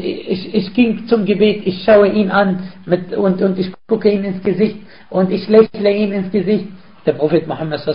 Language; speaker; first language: German; non-native, fluent; Arabic